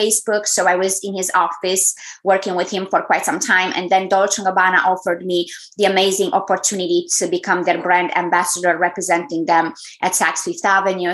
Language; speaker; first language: English; non-native, fluent; Romanian